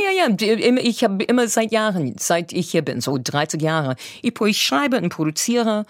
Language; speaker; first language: German; non-native, fluent; English